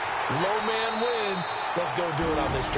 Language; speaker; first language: English; native; English